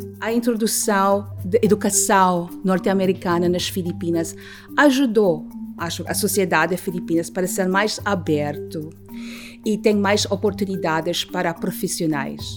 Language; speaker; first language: Portuguese; non-native, learner; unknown